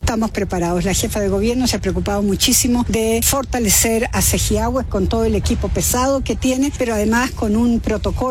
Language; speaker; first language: Spanish; native; Spanish